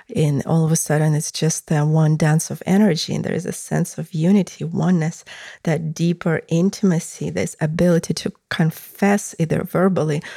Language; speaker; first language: English; non-native, fluent; Russian